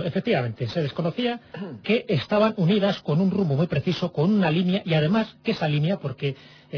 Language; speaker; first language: Spanish; native; Spanish